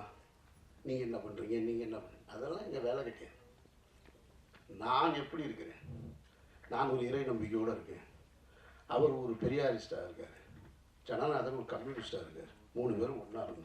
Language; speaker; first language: Tamil; native; Tamil